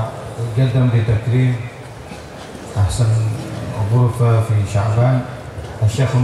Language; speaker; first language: Arabic; non-native, fluent; Indonesian